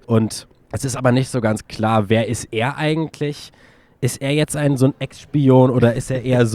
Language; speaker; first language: German; native; German